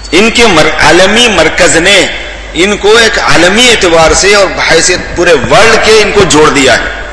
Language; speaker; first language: Hindi; native; Hindi